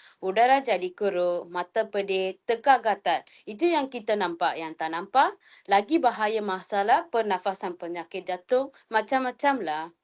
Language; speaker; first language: Malay; non-native, local second language; Tamil